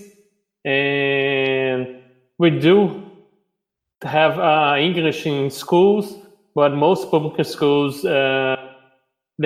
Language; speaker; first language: English; non-native, fluent; Portuguese